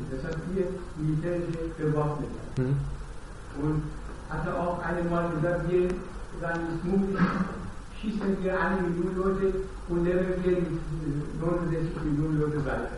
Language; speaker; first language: German; non-native, learner; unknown